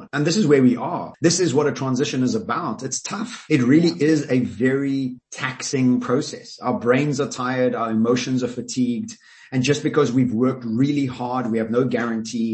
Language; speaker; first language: English; native; English